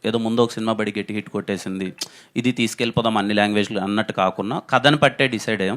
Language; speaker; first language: Telugu; native; Telugu